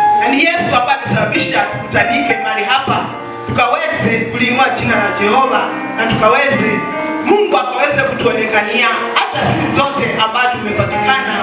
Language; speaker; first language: Swahili; non-native, local second language; Luyia